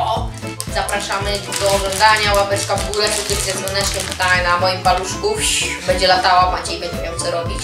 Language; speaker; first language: Polish; native; Polish